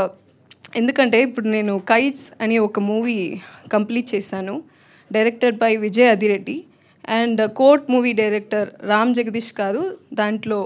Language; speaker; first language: Telugu; non-native, learner; Tamil